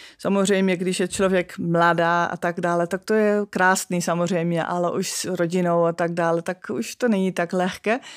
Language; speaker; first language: Czech; non-native, fluent; Dutch